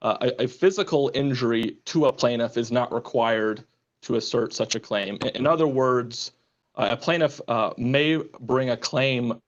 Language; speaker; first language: English; native; English